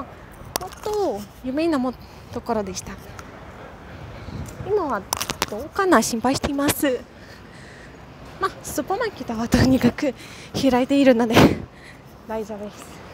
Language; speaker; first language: Japanese; non-native, fluent; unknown